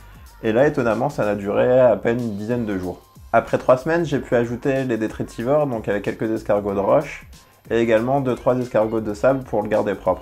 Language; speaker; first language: French; native; French